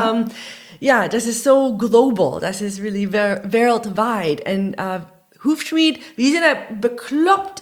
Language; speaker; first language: German; non-native, learner; English